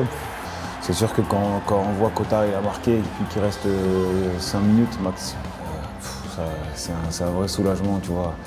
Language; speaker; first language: French; native; French